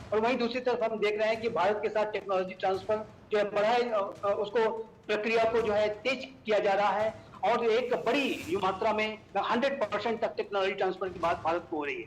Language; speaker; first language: Hindi; native; Hindi